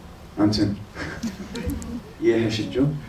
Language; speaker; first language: Korean; early bilingual, heritage; English